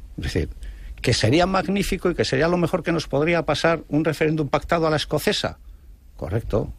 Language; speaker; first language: Spanish; non-native, local second language; Basque